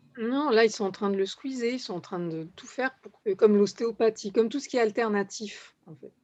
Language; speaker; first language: French; native; French